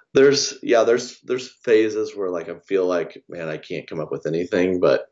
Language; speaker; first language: English; native; English